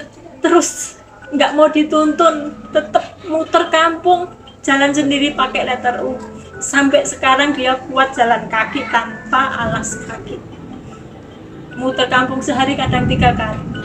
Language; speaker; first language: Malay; non-native, local second language; Javanese